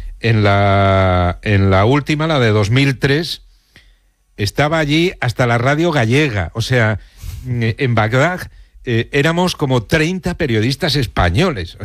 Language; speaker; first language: Spanish; native; Spanish